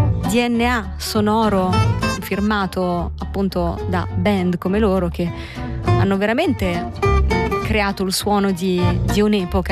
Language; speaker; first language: Italian; native; Italian